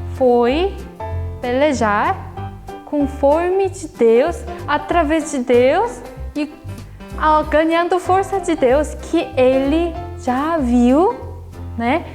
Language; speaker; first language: Portuguese; non-native, fluent; Korean